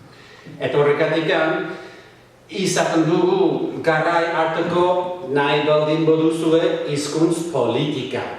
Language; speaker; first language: Basque; non-native, fluent; English